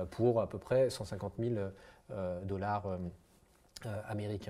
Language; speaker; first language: French; native; French